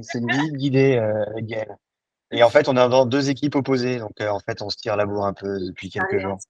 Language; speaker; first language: French; native; French